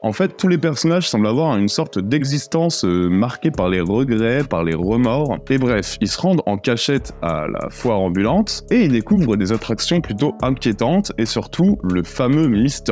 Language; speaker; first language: French; native; French